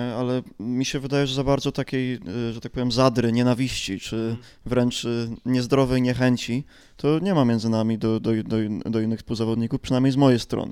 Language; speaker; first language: Polish; native; Polish